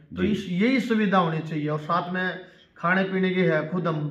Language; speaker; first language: Hindi; native; Hindi